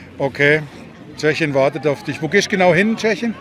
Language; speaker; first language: German; native; German